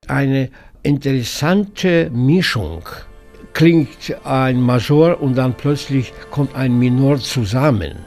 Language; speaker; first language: German; non-native, learner; Russian